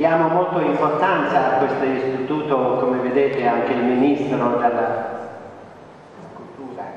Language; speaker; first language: Italian; non-native, fluent; Central Kurdish